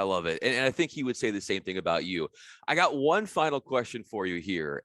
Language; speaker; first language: English; native; English